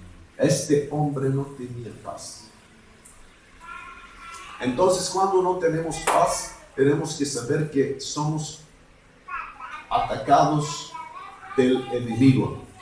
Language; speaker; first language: Spanish; non-native, fluent; Bulgarian